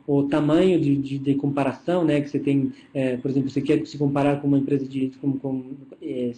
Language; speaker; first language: Portuguese; non-native, fluent; Italian